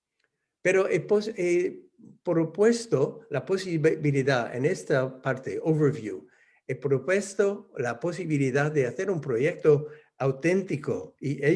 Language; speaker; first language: Spanish; non-native, fluent; English